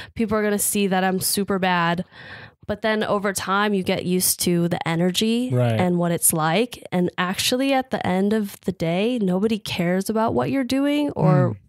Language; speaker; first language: English; native; English